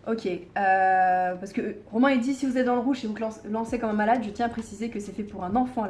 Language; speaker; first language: French; native; French